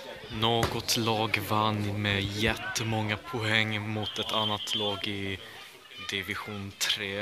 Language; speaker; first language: Swedish; early bilingual, other home language; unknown